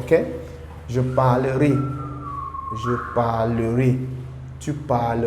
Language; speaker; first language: French; non-native, fluent; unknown